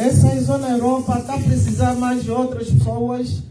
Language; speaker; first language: Portuguese; non-native, local second language; Lingala